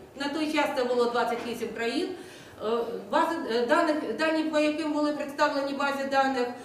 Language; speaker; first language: Ukrainian; native; Ukrainian